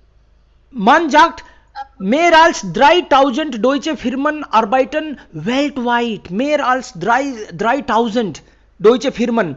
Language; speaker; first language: German; non-native, fluent; Hindi